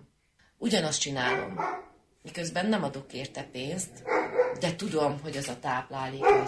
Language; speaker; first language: Hungarian; native; Hungarian